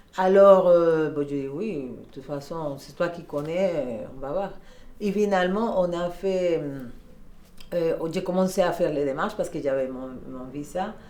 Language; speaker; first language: French; non-native, learner; Spanish